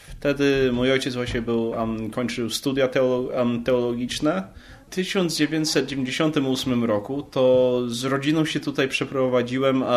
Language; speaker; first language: Polish; early bilingual, other home language; English